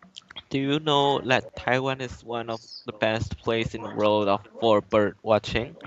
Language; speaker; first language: English; non-native, learner; Chinese